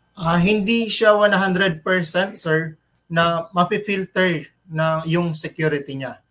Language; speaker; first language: Filipino; native; Filipino